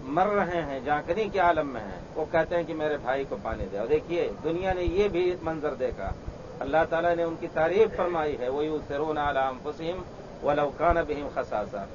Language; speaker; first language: Urdu; native; Urdu